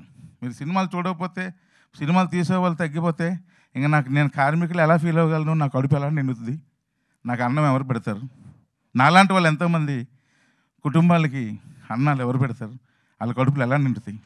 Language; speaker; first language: Telugu; native; Telugu